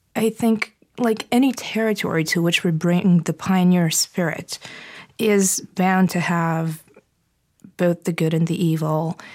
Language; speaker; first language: English; non-native, fluent; Bulgarian